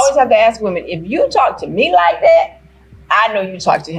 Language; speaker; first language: English; native; English